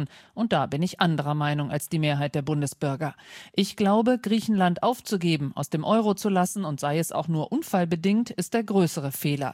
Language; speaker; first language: German; native; German